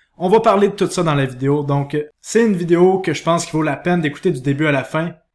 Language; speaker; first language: French; native; French